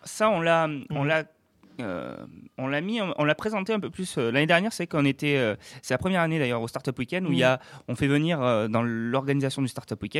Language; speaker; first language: French; native; French